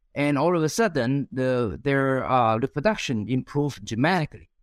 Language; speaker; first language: English; non-native, fluent; Chinese